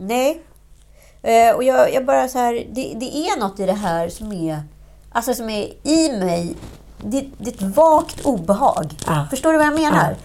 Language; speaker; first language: Swedish; native; Swedish